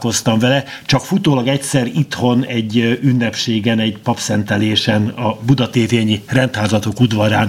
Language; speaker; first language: Hungarian; native; Hungarian